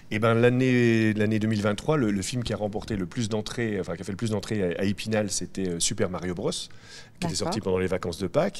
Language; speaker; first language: French; native; French